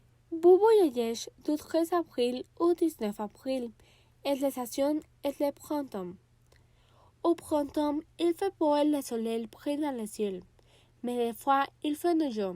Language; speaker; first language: French; non-native, learner; Spanish